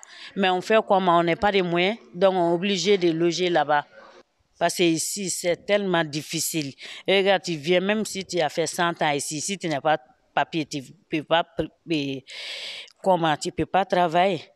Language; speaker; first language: French; non-native, learner; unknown